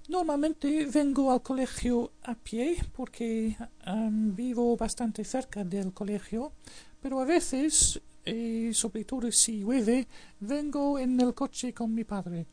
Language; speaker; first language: Spanish; non-native, fluent; English